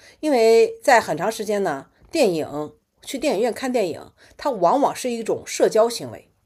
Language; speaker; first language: Chinese; native; Chinese